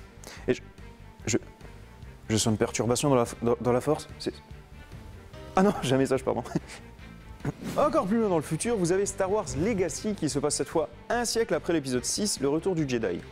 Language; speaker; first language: French; native; French